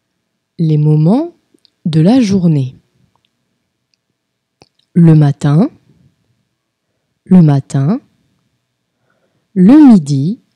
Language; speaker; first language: French; non-native, fluent; Portuguese